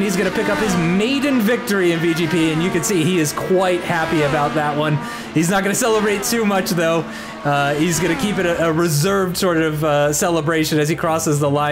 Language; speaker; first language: English; native; English